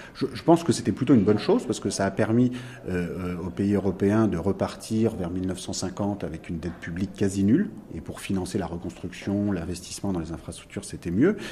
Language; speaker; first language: French; native; French